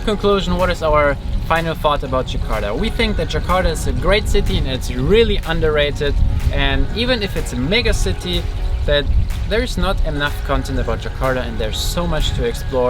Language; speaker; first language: English; non-native, fluent; German